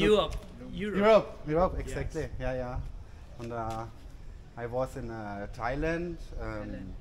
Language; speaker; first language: English; non-native, learner; German